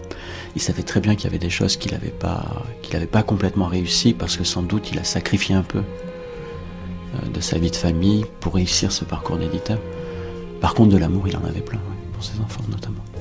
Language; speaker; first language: French; native; French